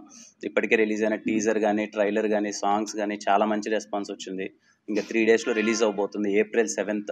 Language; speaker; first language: Telugu; native; Telugu